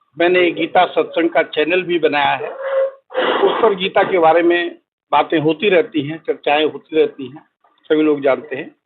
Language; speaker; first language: Hindi; native; Hindi